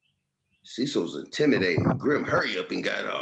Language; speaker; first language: English; native; English